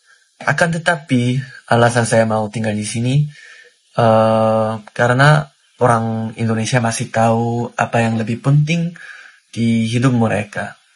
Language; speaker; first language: Indonesian; non-native, learner; Korean